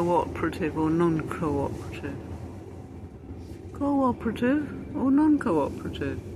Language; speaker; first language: English; native; English